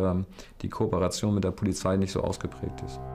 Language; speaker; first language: German; native; German